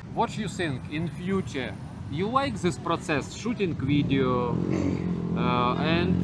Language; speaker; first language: English; non-native, learner; Ukrainian